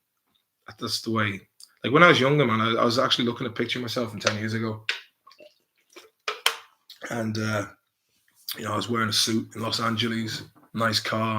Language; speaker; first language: English; native; English